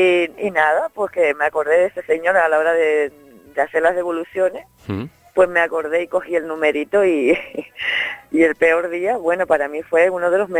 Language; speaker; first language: Spanish; native; Spanish